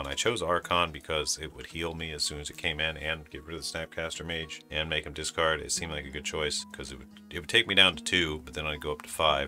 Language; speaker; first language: English; native; English